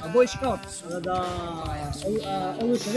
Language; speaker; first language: English; non-native, learner; Filipino